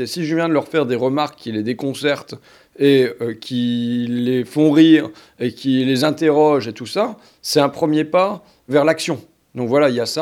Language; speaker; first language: French; native; French